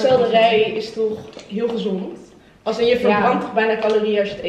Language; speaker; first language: Dutch; native; Dutch